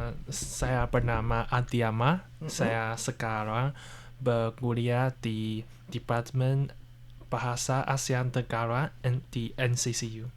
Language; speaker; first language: Indonesian; non-native, learner; Chinese